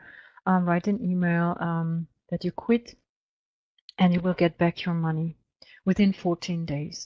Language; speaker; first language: English; non-native, fluent; German